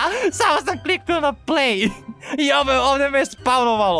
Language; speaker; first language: Serbian; native; Serbian